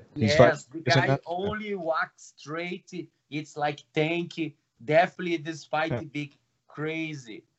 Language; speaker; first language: English; non-native, learner; Portuguese